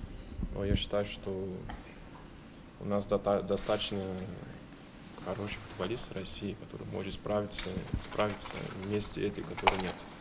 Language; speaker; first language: Russian; non-native, fluent; Portuguese